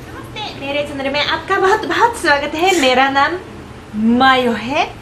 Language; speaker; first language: Hindi; non-native, fluent; Japanese